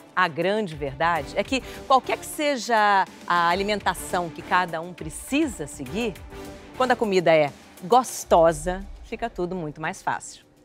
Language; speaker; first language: Portuguese; native; Portuguese